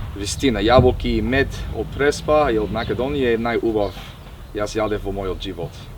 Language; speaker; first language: Macedonian; non-native, learner; English